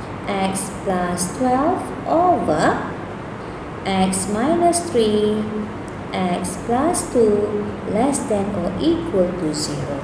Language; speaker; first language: English; non-native, local second language; Malay